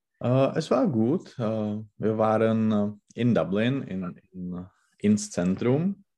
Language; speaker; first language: German; non-native, learner; Czech